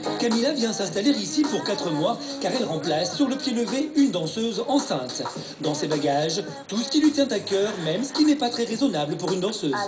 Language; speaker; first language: French; native; French